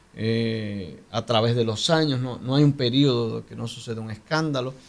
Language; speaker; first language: Spanish; native; Spanish